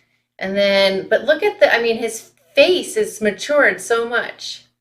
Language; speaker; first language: English; native; English